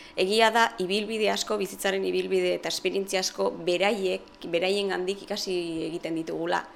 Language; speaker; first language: Basque; native; Basque